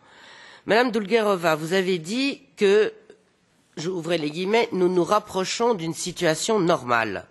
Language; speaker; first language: French; native; French